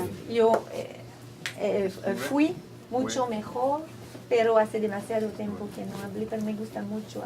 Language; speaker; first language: Spanish; non-native, learner; French